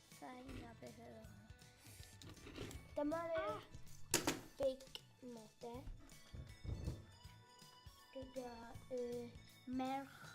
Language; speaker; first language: Welsh; non-native, local second language; English